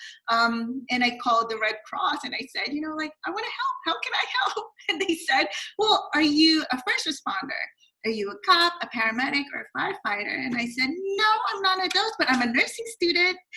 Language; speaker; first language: English; non-native, local second language; Filipino